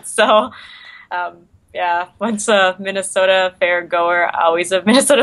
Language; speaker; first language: English; native; English